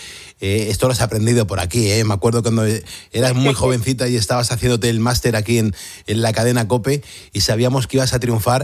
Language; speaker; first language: Spanish; native; Spanish